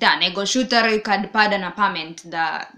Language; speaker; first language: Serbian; non-native, learner; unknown